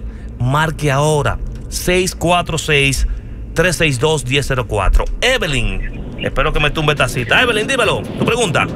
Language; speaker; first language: Spanish; native; Spanish